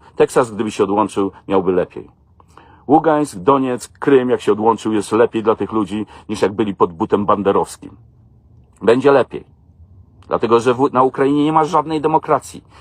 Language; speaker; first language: Polish; native; Polish